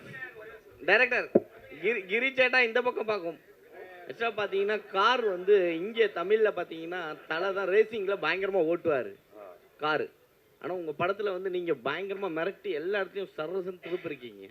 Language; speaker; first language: Tamil; native; Tamil